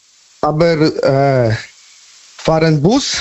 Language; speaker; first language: German; non-native, learner; Polish